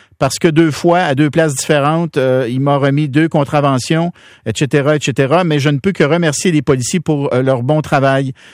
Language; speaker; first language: French; native; French